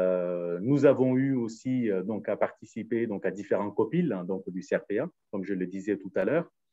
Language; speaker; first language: French; native; French